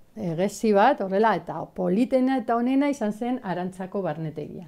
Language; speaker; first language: Basque; non-native, local second language; Spanish